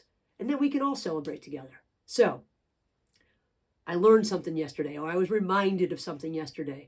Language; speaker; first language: English; native; English